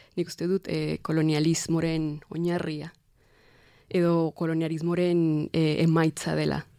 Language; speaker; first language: Basque; non-native, fluent; Spanish